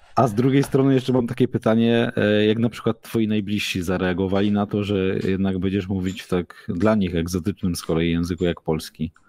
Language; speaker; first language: Polish; native; Polish